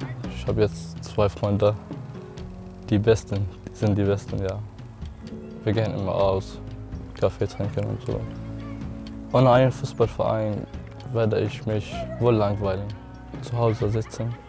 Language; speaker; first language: German; non-native, learner; Arabic